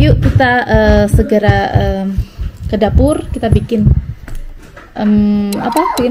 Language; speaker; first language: Indonesian; non-native, local second language; Javanese